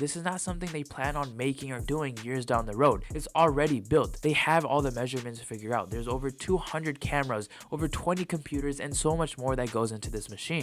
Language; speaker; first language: English; native; English